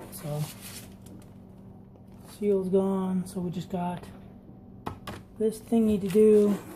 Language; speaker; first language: English; native; English